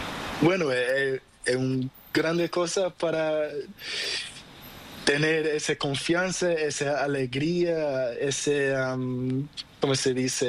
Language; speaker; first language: Spanish; non-native, learner; Portuguese